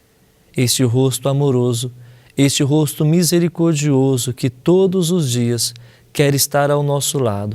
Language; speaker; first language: Portuguese; native; Portuguese